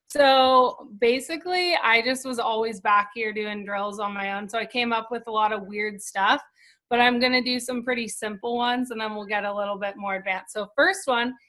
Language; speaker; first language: English; native; English